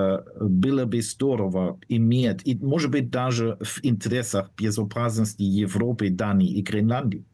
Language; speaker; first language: Russian; non-native, fluent; German